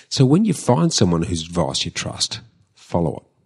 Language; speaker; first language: English; native; English